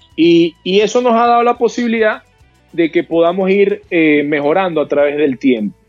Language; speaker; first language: Spanish; native; Spanish